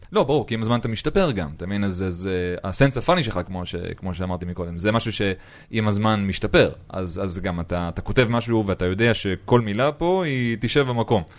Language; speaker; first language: Hebrew; native; Hebrew